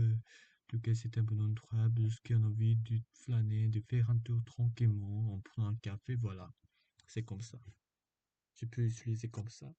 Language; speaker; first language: French; non-native, fluent; Korean